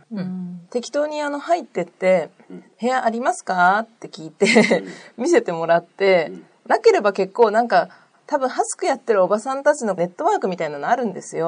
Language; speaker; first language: Japanese; native; Japanese